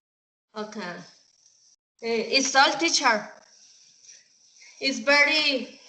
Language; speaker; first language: English; non-native, learner; Spanish